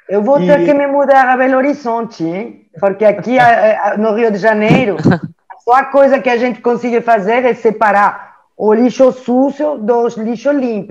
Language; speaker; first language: Portuguese; non-native, learner; French